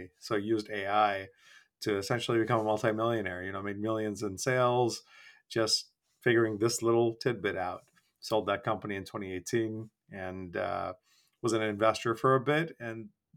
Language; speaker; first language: English; non-native, local second language; Bangla